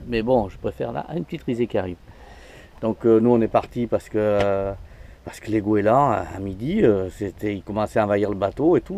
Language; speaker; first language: French; native; French